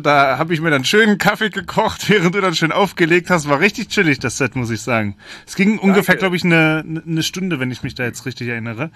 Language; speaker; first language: German; native; German